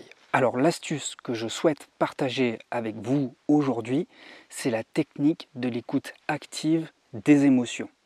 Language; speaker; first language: French; native; French